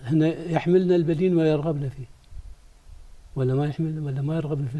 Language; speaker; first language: Arabic; native; Arabic